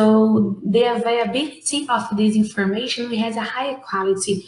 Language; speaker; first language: English; non-native, fluent; Portuguese